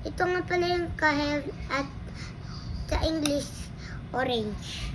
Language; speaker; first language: Filipino; native; Filipino